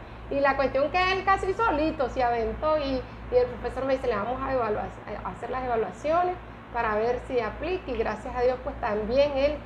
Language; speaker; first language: Spanish; native; Spanish